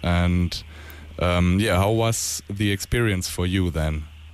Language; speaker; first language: English; non-native, fluent; German